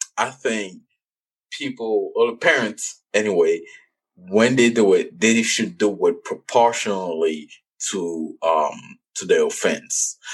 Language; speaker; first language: English; non-native, local second language; French